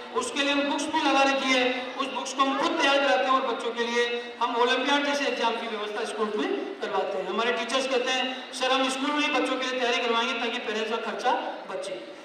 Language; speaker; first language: Hindi; native; Hindi